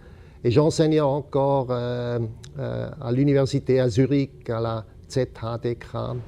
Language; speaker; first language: French; non-native, fluent; German